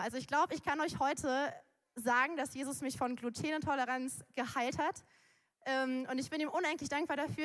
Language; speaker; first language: German; native; German